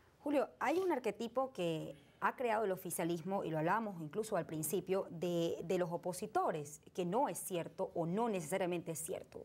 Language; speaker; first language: Spanish; native; Spanish